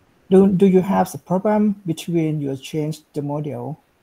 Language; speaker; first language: English; non-native, learner; Thai